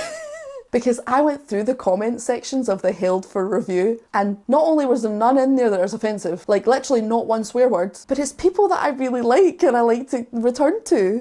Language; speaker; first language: English; native; English